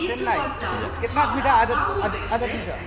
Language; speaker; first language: Hindi; non-native, local second language; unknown